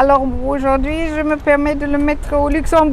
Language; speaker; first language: French; non-native, fluent; German